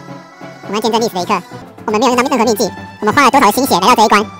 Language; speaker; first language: Chinese; native; Chinese